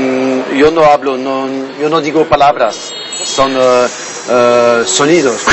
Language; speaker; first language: Spanish; non-native, learner; French